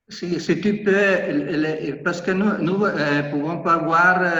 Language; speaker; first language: French; non-native, learner; Italian